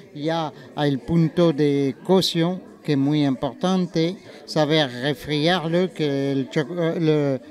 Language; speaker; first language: Spanish; non-native, learner; French